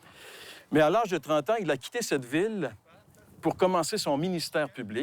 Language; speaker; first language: French; native; French